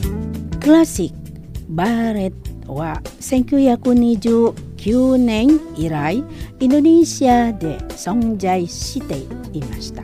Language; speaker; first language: Japanese; non-native, fluent; Indonesian